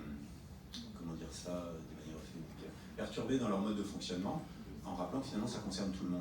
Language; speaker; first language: French; native; French